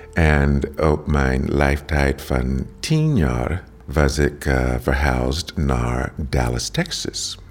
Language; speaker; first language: Dutch; non-native, learner; English